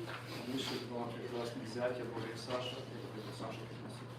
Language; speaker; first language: Russian; native; Russian